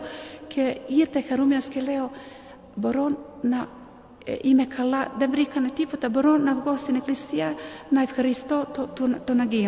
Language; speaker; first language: Greek; non-native, fluent; Serbian